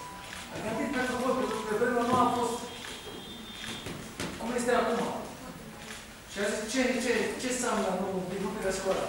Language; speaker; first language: Romanian; non-native, learner; Hebrew